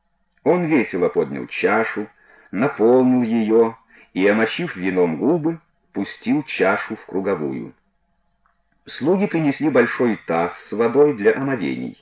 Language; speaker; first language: Russian; native; Russian